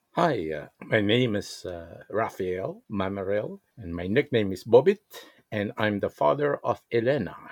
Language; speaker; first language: English; non-native, local second language; Filipino